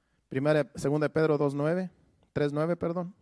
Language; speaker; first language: Spanish; native; Spanish